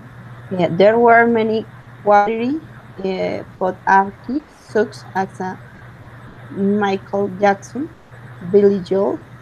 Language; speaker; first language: English; non-native, learner; Spanish